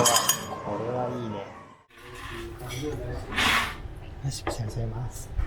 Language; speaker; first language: Japanese; native; Japanese